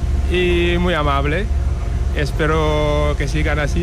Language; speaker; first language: Spanish; non-native, fluent; Wolof